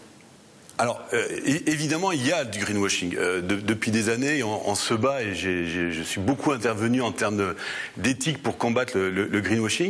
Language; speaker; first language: French; native; French